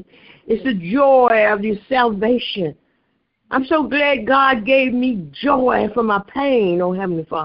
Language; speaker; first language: English; native; English